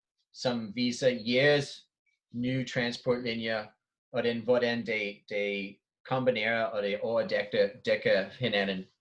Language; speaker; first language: Danish; non-native, fluent; English